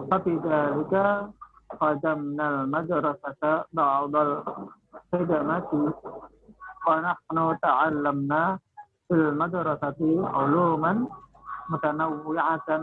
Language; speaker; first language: Arabic; non-native, learner; Indonesian